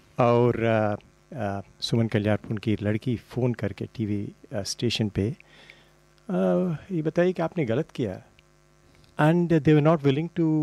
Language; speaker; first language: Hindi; non-native, local second language; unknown